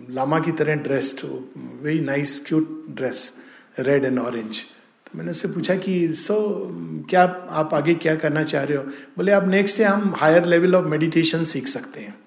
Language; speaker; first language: Hindi; native; Hindi